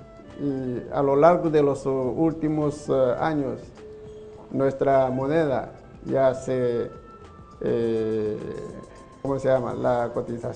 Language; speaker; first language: Spanish; non-native, fluent; Chinese